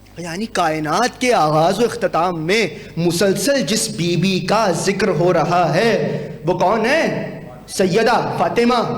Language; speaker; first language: Urdu; native; Urdu